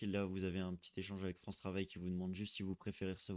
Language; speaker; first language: French; native; French